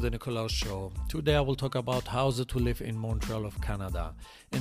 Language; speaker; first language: English; non-native, fluent; Greek